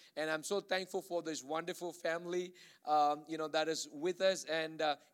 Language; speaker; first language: English; non-native, local second language; Malayalam